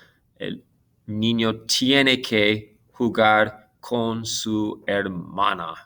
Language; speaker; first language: Spanish; non-native, fluent; English